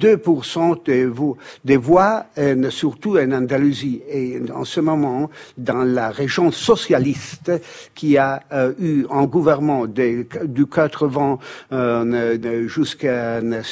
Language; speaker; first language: French; non-native, fluent; Italian